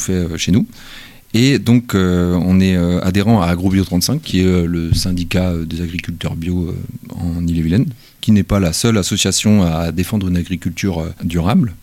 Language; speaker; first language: French; native; French